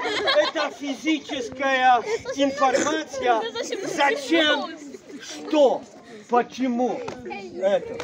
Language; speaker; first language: Russian; non-native, learner; Polish